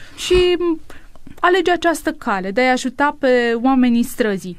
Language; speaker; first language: Romanian; native; Romanian